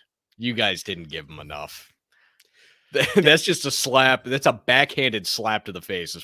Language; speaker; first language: English; native; English